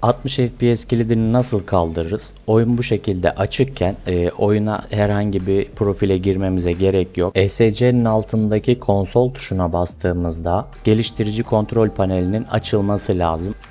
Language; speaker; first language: Turkish; native; Turkish